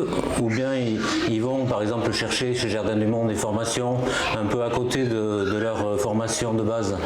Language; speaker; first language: French; native; French